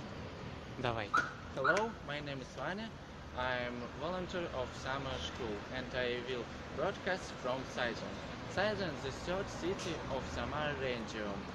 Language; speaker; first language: English; non-native, learner; Russian